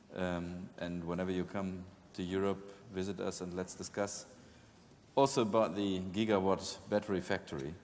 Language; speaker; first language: English; non-native, fluent; German